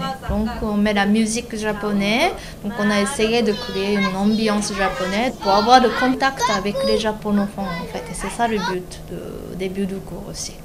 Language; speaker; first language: French; non-native, fluent; Japanese